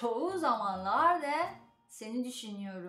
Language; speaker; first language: Turkish; non-native, learner; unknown